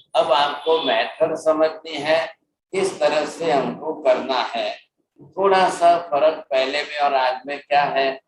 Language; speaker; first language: Hindi; non-native, local second language; Gujarati